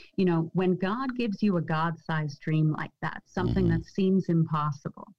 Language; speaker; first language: English; native; English